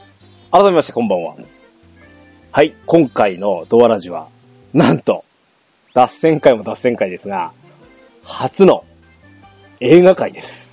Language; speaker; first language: Japanese; native; Japanese